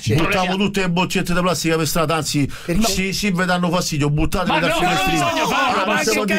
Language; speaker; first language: Italian; native; Italian